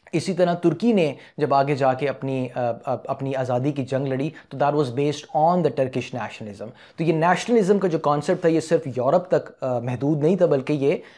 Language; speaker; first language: Urdu; native; Urdu